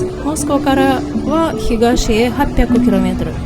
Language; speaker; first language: Japanese; non-native, fluent; Tatar